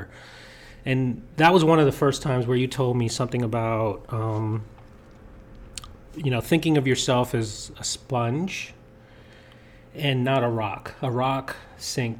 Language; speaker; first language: English; native; English